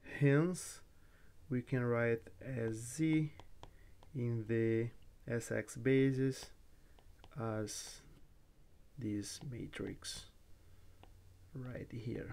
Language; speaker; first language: English; non-native, fluent; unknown